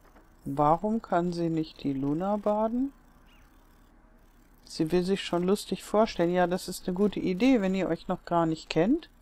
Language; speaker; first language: German; native; German